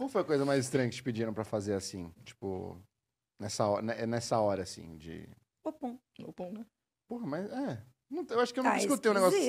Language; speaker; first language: Portuguese; native; Portuguese